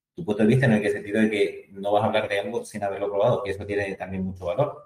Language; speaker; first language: Spanish; native; Spanish